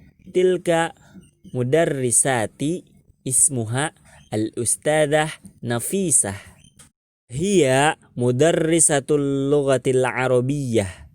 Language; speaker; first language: Arabic; non-native, learner; Indonesian